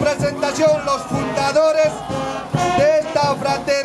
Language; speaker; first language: Spanish; native; Spanish